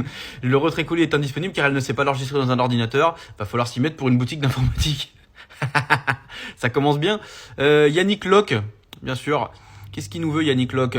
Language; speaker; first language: French; native; French